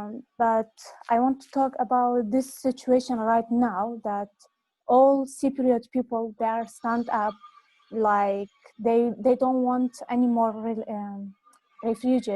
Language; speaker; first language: English; non-native, learner; Kurdish